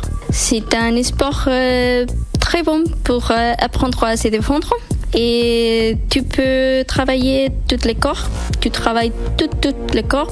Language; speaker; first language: French; non-native, fluent; Spanish